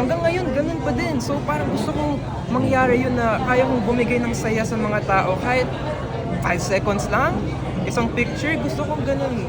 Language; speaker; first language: Filipino; non-native, local second language; English